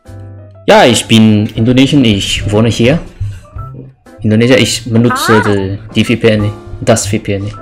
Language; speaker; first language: German; non-native, learner; Indonesian